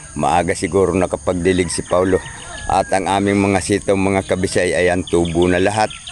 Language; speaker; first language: Filipino; non-native, local second language; Cebuano